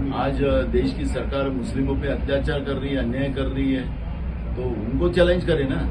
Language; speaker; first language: Hindi; non-native, local second language; Marathi